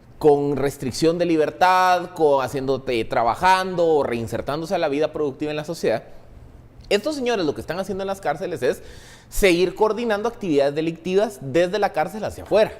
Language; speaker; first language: Spanish; native; Spanish